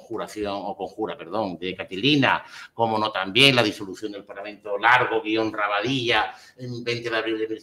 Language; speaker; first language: Spanish; native; Spanish